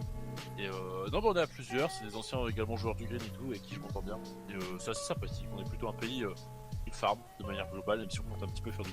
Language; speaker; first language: French; native; French